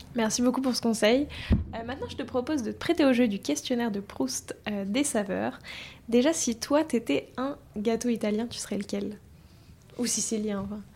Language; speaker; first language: French; native; French